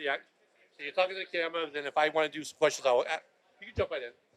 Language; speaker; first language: English; native; English